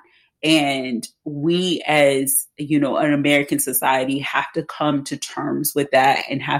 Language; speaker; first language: English; native; English